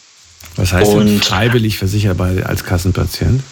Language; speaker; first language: German; native; German